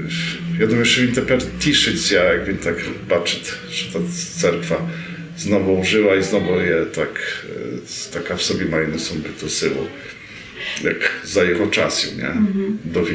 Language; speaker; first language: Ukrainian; early bilingual, heritage; Rusyn